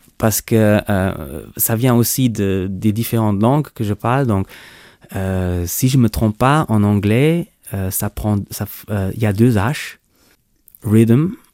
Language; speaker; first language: French; non-native, local second language; Luxembourgish